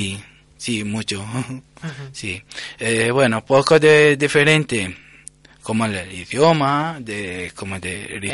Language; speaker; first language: Spanish; non-native, learner; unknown